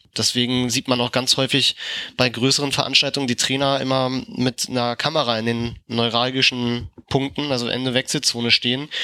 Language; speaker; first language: German; native; German